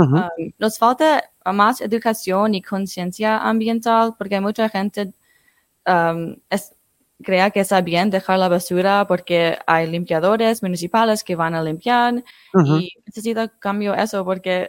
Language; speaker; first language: Spanish; non-native, fluent; English